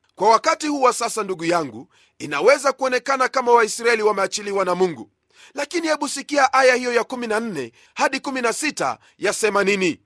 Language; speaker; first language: Swahili; non-native, local second language; Luyia